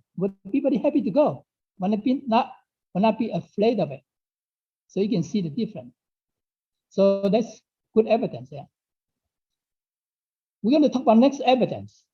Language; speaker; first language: English; non-native, fluent; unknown